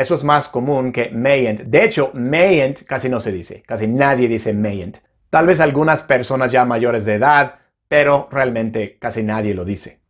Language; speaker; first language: Spanish; non-native, fluent; English